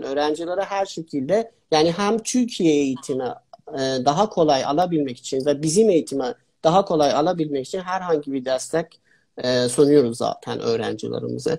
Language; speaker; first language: Turkish; non-native, fluent; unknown